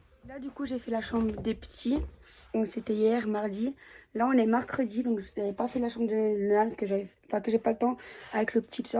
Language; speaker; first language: French; native; French